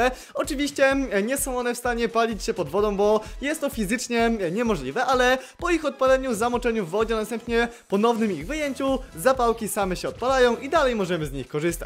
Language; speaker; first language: Polish; native; Polish